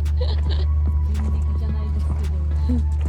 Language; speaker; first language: Japanese; native; Japanese